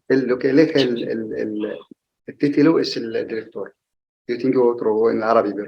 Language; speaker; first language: Spanish; non-native, learner; Arabic